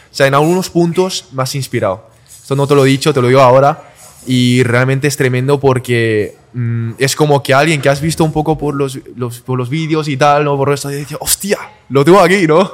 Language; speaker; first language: Spanish; early bilingual, other home language; Chinese